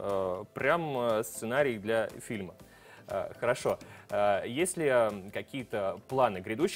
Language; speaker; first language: Russian; native; Russian